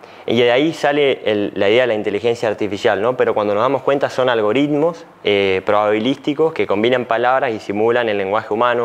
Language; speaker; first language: Spanish; native; Spanish